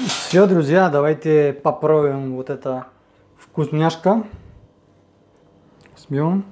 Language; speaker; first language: Russian; non-native, fluent; Spanish